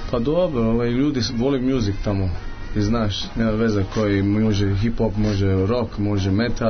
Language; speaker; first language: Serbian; early bilingual, heritage; Serbian